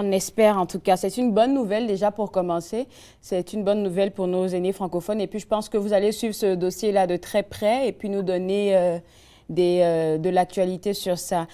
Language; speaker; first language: French; native; French